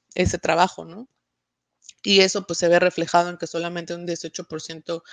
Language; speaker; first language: Spanish; native; Spanish